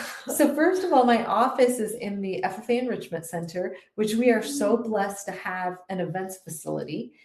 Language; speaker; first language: English; native; English